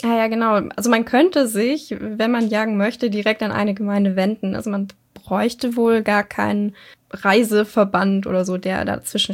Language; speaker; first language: German; native; German